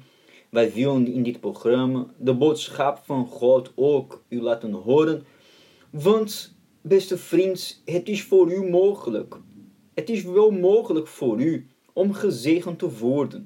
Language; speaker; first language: Dutch; non-native, fluent; Portuguese